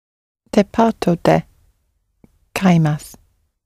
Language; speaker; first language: Japanese; non-native, learner; English